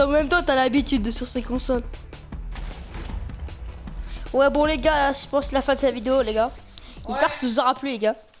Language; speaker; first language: French; native; French